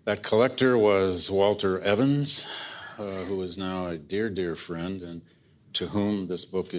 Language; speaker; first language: English; native; English